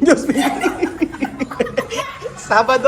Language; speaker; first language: Spanish; non-native, learner; Filipino